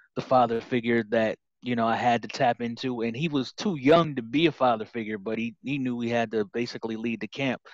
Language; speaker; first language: English; native; English